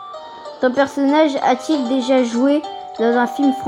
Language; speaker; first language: French; native; French